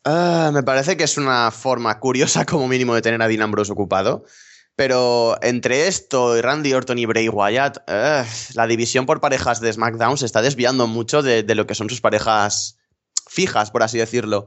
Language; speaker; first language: Spanish; native; Spanish